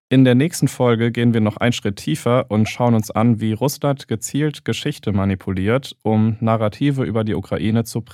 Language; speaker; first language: German; native; German